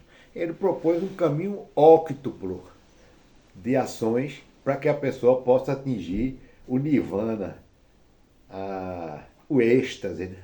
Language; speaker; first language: Portuguese; native; Portuguese